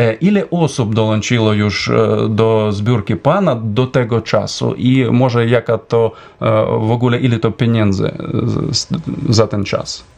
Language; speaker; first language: Polish; non-native, fluent; Ukrainian